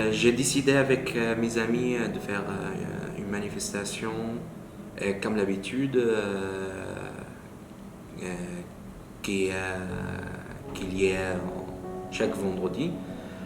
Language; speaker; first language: French; non-native, learner; Arabic